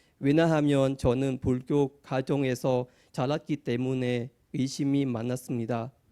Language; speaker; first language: Korean; non-native, fluent; Thai